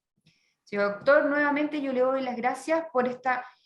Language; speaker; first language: Spanish; native; Spanish